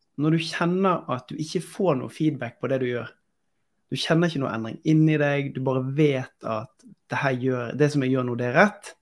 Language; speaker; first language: Norwegian; native; Norwegian